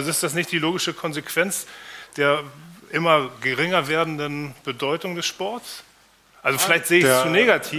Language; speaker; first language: German; native; German